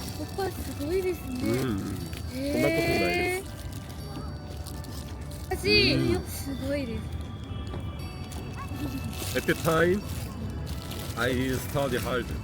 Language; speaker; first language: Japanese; non-native, learner; Korean